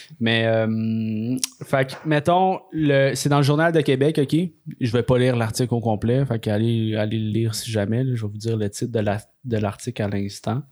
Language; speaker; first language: French; native; French